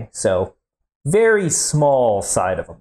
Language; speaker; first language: English; native; English